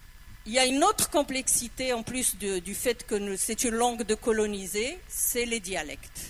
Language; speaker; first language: French; non-native, local second language; Arabic